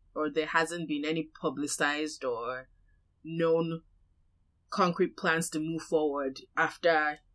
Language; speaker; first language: English; non-native, local second language; Yoruba